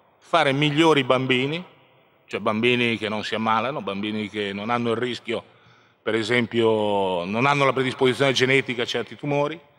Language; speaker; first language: Italian; native; Italian